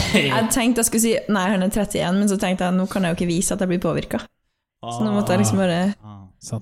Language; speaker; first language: Norwegian; native; Norwegian